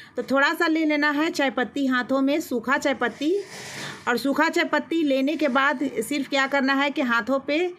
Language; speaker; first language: Hindi; native; Hindi